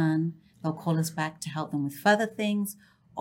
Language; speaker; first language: English; native; English